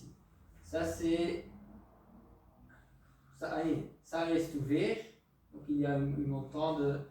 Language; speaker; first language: French; non-native, local second language; Dutch